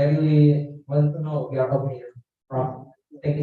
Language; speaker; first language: English; non-native, learner; Indonesian